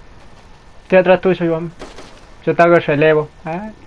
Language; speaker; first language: Spanish; native; Spanish